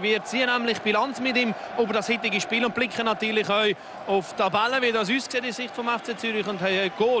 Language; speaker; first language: German; native; German